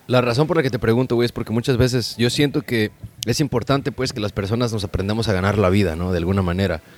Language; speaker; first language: Spanish; early bilingual, heritage; Spanish